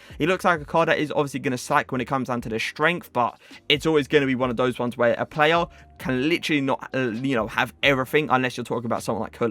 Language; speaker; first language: English; native; English